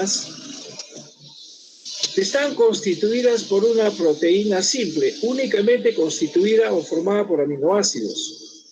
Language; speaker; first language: Spanish; native; Spanish